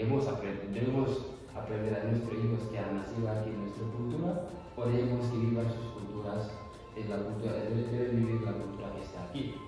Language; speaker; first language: Spanish; non-native, learner; Fula